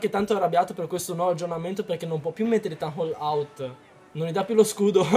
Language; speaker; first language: Italian; early bilingual, other home language; Chinese